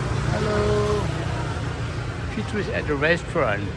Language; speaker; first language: English; non-native, local second language; Indonesian